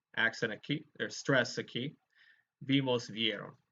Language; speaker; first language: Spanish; non-native, fluent; English